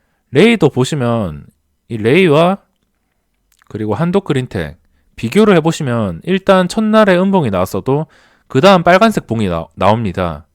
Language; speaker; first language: Korean; native; Korean